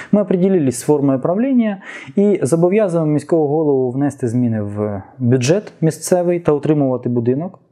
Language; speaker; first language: Ukrainian; non-native, local second language; Russian